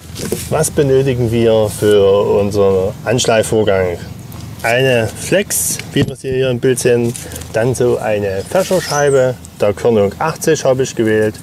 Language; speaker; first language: German; native; German